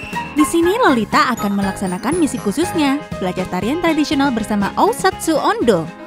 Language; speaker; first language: Indonesian; native; Indonesian